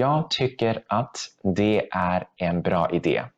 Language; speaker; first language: Swedish; non-native, fluent; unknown